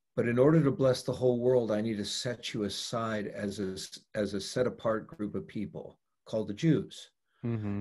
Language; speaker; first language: English; native; English